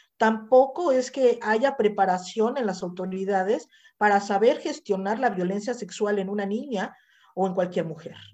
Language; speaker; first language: Spanish; native; Spanish